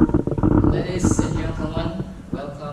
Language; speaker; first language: English; non-native, learner; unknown